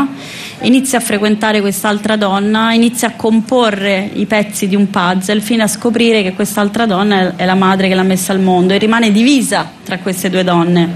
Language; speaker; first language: Italian; native; Italian